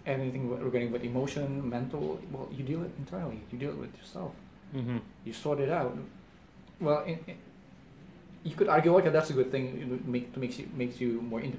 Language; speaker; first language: English; non-native, fluent; Indonesian